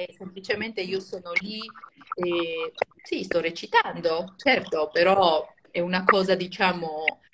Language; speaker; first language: Italian; non-native, fluent; Georgian